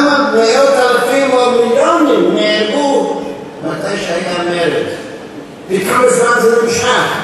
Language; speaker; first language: Hebrew; non-native, fluent; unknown